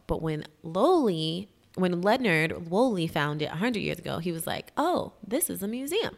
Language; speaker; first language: English; native; English